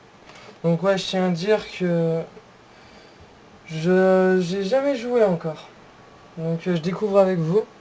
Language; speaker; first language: French; native; French